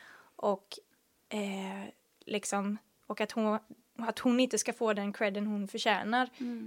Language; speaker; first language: Swedish; native; Swedish